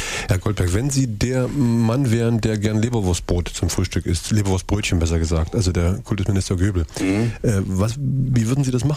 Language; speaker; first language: German; native; German